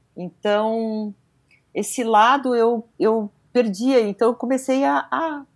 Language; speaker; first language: Portuguese; native; Portuguese